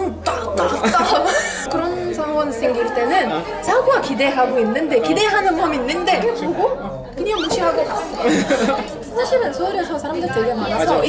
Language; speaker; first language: Korean; non-native, learner; Arabic